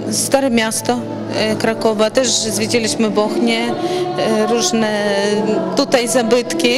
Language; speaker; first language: Polish; non-native, fluent; Ukrainian